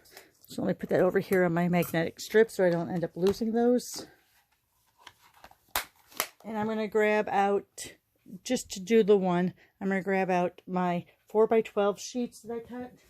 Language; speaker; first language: English; native; English